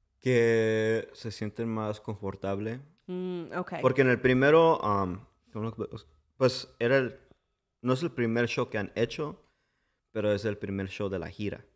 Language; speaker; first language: Spanish; early bilingual, heritage; English